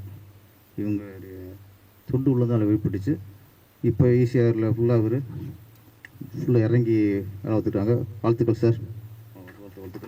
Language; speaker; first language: Tamil; native; Tamil